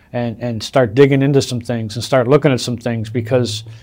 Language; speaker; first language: English; native; English